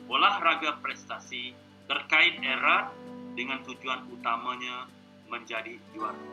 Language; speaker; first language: Malay; native; Malay